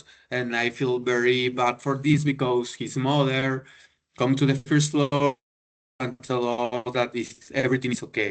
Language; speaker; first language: English; non-native, learner; Spanish